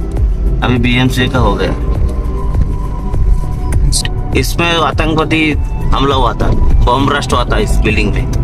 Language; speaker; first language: Hindi; non-native, local second language; Bangla